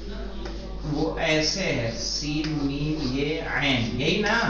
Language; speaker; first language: Urdu; native; Urdu